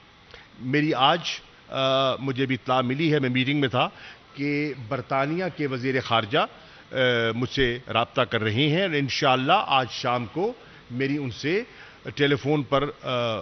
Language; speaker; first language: Urdu; non-native, local second language; Saraiki